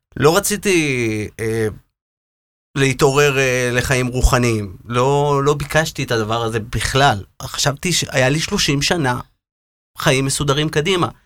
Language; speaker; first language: Hebrew; native; Hebrew